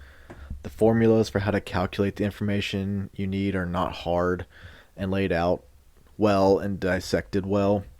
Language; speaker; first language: English; native; English